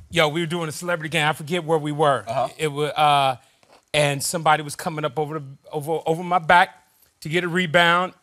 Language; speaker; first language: English; native; English